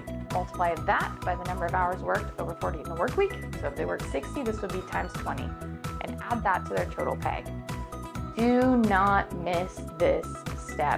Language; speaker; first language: English; native; English